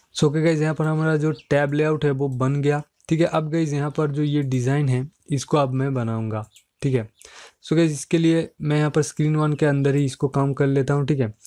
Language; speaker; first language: Hindi; native; Hindi